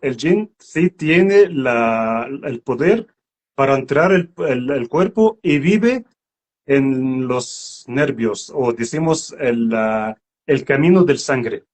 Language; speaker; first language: Spanish; non-native, learner; Arabic